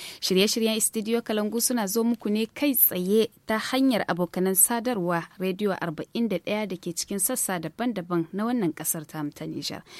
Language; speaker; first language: Hausa; native; Hausa